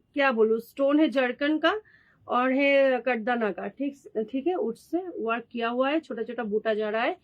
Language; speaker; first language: Hindi; non-native, local second language; Bangla